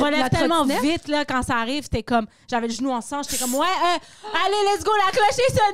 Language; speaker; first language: French; native; French